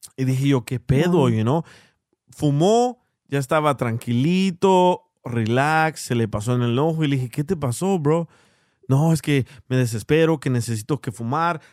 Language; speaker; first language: Spanish; early bilingual, heritage; Spanish